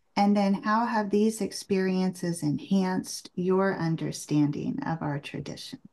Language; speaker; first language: English; native; English